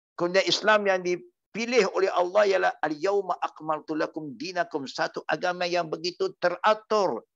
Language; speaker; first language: Malay; non-native, local second language; Chinese